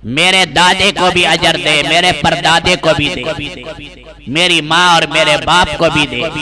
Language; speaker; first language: Urdu; non-native, local second language; Saraiki